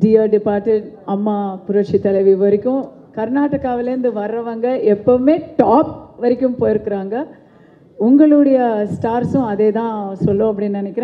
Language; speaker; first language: Tamil; native; Tamil